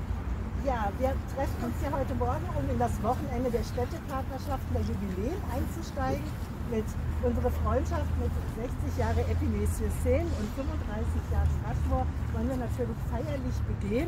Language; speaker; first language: German; native; German